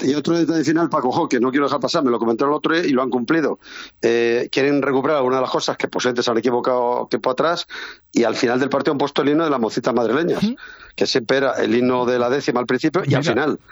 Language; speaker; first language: Spanish; native; Spanish